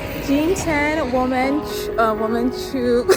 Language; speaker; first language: Chinese; non-native, learner; English